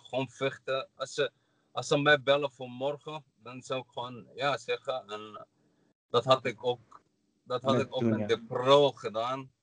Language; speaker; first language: Dutch; non-native, learner; Arabic